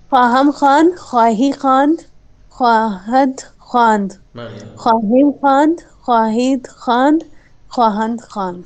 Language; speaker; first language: Persian; non-native, learner; Urdu